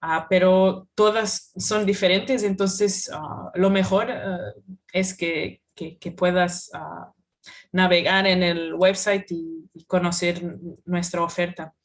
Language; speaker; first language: Spanish; non-native, fluent; Portuguese